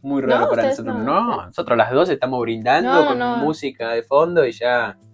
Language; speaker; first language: Spanish; native; Spanish